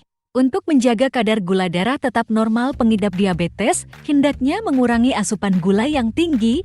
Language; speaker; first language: Indonesian; native; Indonesian